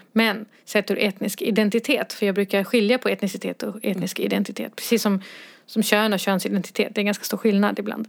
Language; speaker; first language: Swedish; early bilingual, other home language; Arabic